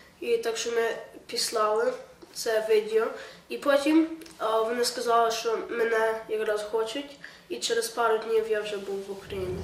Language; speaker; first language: Ukrainian; early bilingual, heritage; Ukrainian